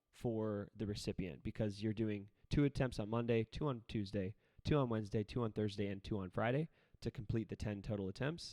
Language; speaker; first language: English; native; English